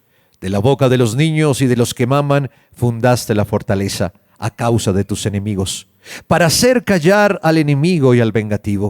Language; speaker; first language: Spanish; native; Spanish